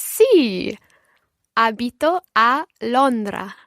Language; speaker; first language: Italian; non-native, learner; English